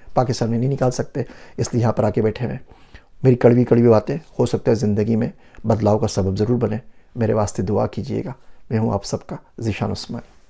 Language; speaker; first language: Urdu; native; Urdu